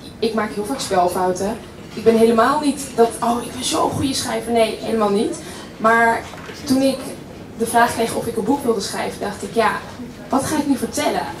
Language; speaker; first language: Dutch; early bilingual, other home language; Russian